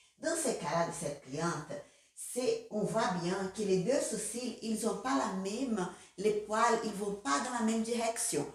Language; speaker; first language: French; non-native, fluent; Portuguese